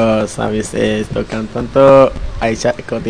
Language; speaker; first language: Spanish; non-native, learner; Arabic